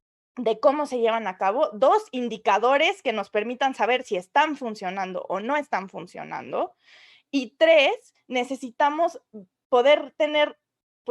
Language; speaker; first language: Spanish; native; Spanish